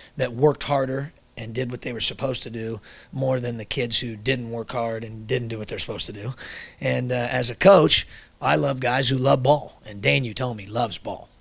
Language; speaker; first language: English; native; English